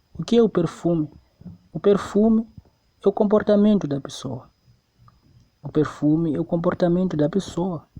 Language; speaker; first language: Portuguese; non-native, local second language; Tsonga